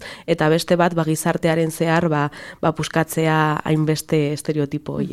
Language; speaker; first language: Basque; non-native, local second language; Spanish